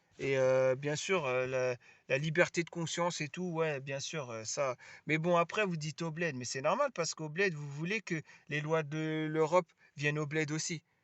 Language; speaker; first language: French; native; French